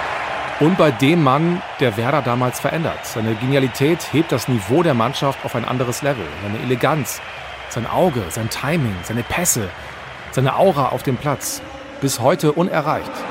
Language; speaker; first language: German; native; German